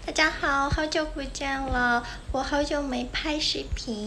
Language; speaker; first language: Chinese; non-native, learner; Japanese